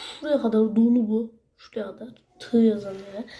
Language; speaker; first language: Turkish; native; Turkish